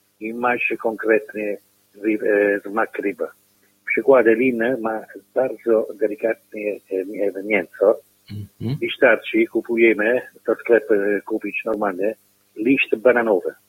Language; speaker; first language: Polish; non-native, learner; Italian